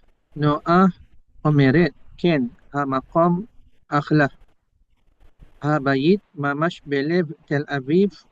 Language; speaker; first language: Hebrew; non-native, learner; Indonesian